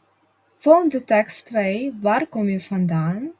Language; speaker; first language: Dutch; non-native, fluent; Russian